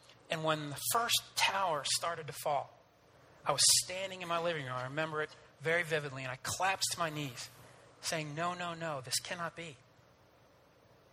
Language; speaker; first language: English; native; English